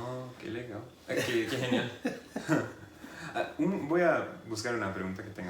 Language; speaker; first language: Spanish; non-native, fluent; English